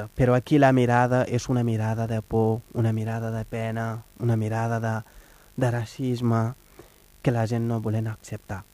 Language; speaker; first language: Catalan; non-native, fluent; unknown